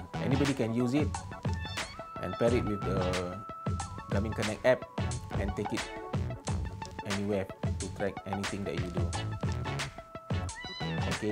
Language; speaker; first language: English; non-native, local second language; Malay